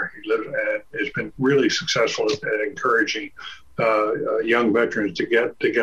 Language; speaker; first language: English; native; English